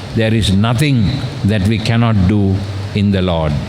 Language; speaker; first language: English; non-native, local second language; Sinhala